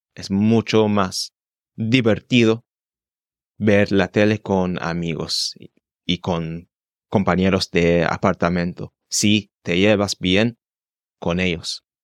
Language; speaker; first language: Spanish; non-native, fluent; English